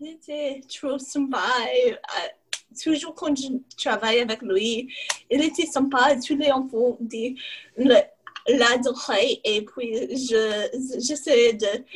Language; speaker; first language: French; non-native, learner; English